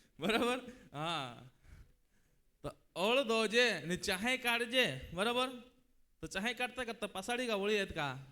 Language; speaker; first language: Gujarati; non-native, local second language; Gamit